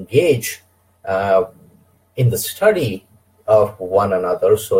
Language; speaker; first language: English; non-native, local second language; Kannada